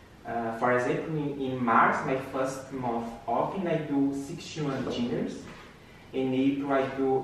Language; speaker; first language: English; non-native, learner; Portuguese